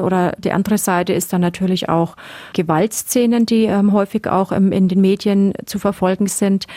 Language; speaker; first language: German; native; German